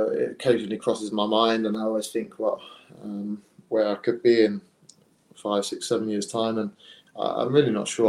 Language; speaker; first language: English; native; English